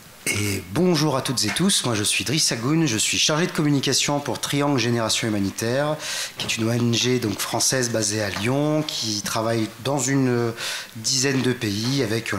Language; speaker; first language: French; native; French